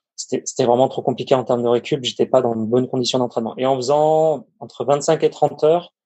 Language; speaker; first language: French; native; French